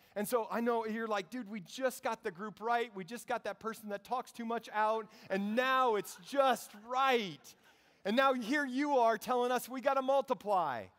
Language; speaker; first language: English; native; English